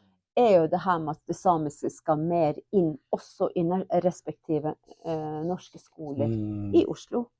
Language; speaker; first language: Norwegian; non-native, local second language; Northern Sami